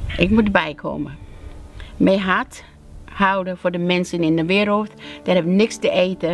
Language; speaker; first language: Dutch; non-native, learner; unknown